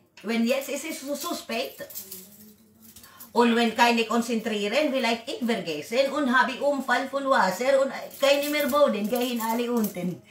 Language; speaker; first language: German; non-native, learner; Waray